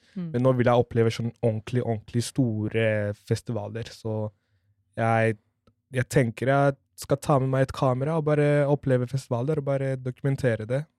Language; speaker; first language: Norwegian; non-native, fluent; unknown